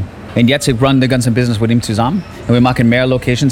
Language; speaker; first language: German; non-native, learner; English